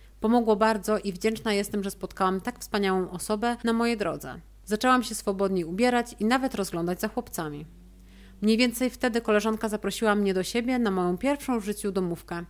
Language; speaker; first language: Polish; native; Polish